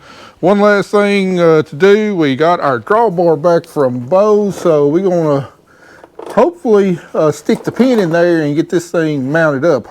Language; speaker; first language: English; native; English